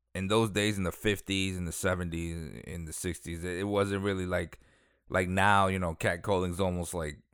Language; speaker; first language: English; native; English